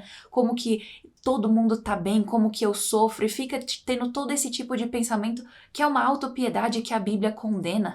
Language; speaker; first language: Portuguese; native; Portuguese